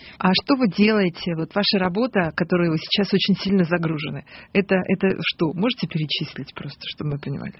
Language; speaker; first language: Russian; native; Russian